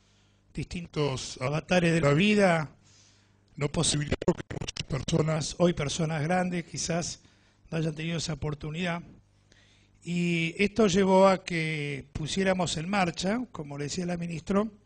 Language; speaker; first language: Spanish; native; Spanish